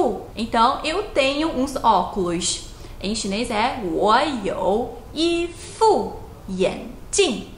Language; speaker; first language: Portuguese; non-native, fluent; Chinese